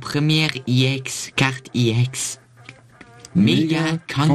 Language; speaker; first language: French; non-native, learner; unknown